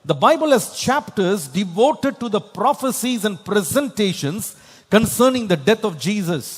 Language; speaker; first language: English; non-native, local second language; Tamil